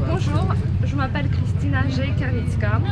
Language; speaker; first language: French; non-native, fluent; Ukrainian